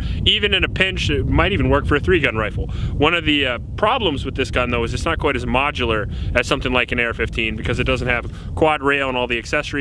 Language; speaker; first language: English; native; English